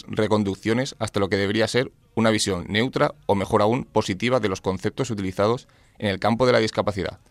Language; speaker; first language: Spanish; native; Spanish